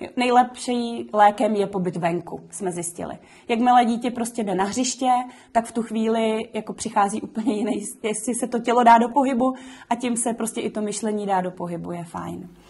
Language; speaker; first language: Czech; native; Czech